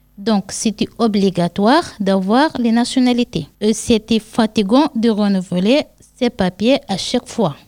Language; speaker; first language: French; non-native, learner; Arabic